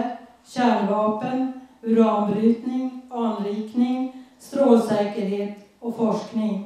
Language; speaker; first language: Swedish; native; Swedish